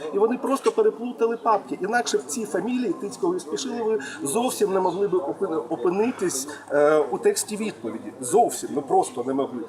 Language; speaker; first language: Ukrainian; non-native, local second language; Russian